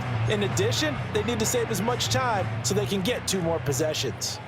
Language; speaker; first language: English; native; English